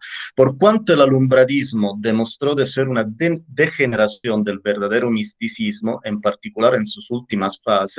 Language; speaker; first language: Spanish; native; Spanish